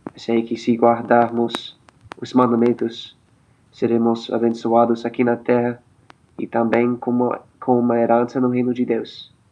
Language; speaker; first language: Portuguese; non-native, fluent; English